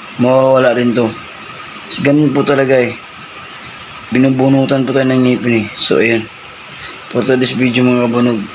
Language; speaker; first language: Filipino; non-native, local second language; Cebuano